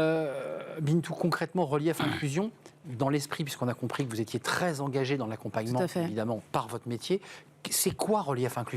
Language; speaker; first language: French; native; French